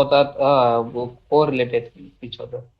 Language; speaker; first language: English; non-native, learner; Hindi